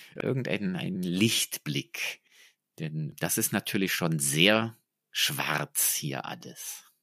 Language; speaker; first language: German; non-native, fluent; Estonian